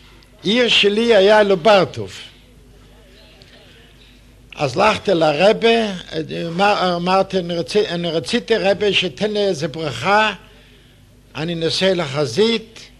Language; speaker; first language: Hebrew; non-native, fluent; Yiddish